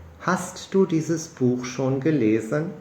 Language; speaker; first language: German; non-native, fluent; Turkish